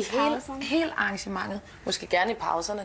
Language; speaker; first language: Danish; native; Danish